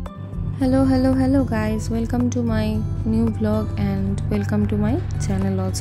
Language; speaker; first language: Hindi; non-native, local second language; Bangla